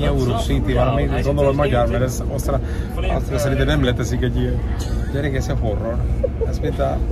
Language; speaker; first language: Hungarian; non-native, learner; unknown